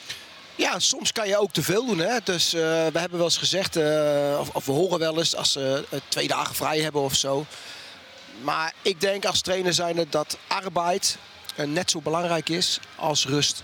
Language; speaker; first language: Dutch; native; Dutch